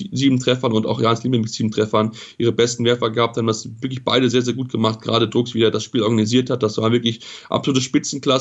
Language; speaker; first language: German; native; German